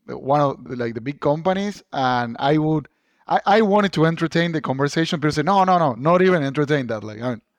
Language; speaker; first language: English; non-native, fluent; Spanish